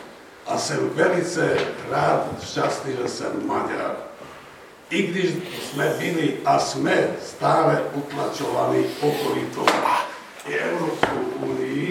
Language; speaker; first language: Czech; non-native, fluent; Hungarian